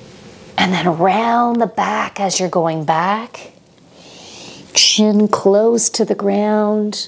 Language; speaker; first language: English; native; English